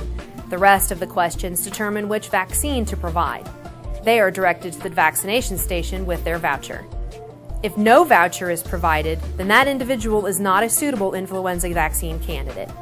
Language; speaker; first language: English; native; English